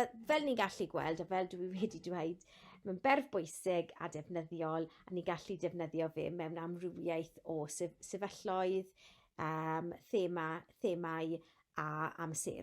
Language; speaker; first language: Welsh; non-native, local second language; English